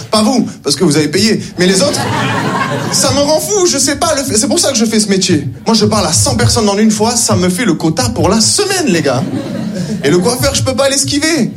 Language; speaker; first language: French; native; French